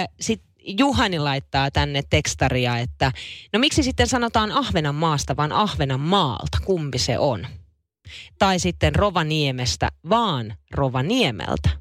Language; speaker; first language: Finnish; native; Finnish